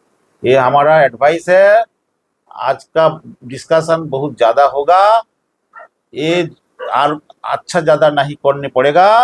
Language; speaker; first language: Hindi; non-native, local second language; Bangla